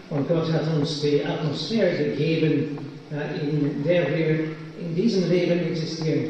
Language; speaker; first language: German; non-native, fluent; Polish